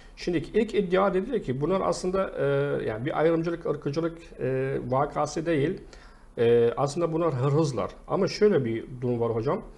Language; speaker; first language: Turkish; non-native, fluent; Arabic